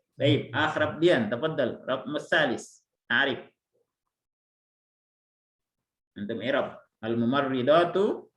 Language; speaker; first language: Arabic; non-native, fluent; Indonesian